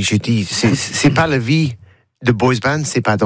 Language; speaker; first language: French; non-native, learner; English